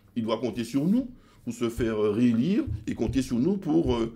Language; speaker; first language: French; native; French